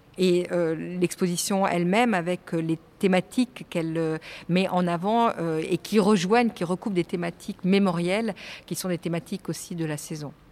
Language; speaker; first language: French; native; French